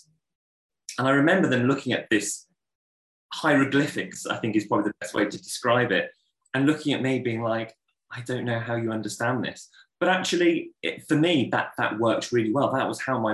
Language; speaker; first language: English; native; English